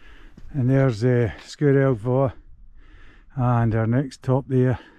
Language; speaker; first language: English; native; English